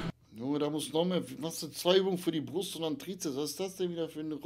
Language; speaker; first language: German; native; German